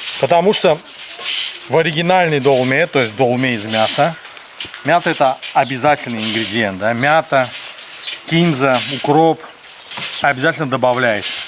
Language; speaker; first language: Russian; native; Russian